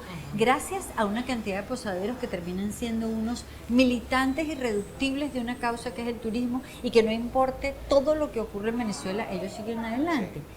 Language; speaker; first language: Spanish; native; Spanish